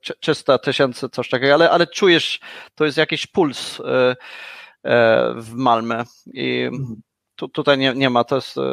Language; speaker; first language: Polish; non-native, learner; Swedish